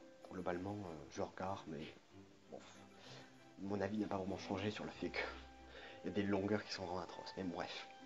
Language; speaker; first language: French; native; French